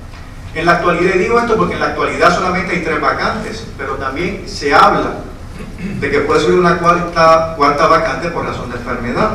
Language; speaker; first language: Spanish; native; Spanish